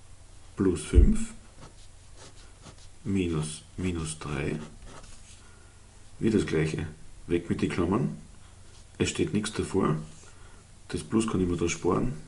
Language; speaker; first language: German; native; German